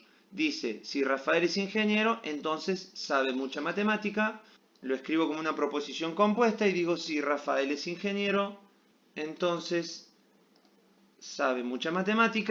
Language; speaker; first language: Spanish; native; Spanish